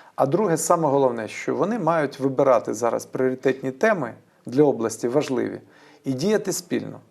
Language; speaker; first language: Ukrainian; native; Ukrainian